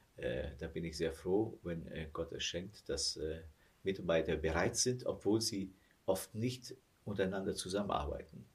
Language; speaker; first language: German; early bilingual, heritage; German